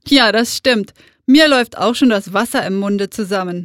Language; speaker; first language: German; native; German